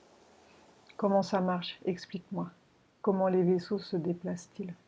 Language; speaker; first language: French; native; French